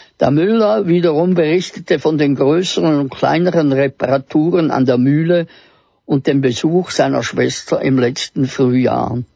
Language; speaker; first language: German; native; German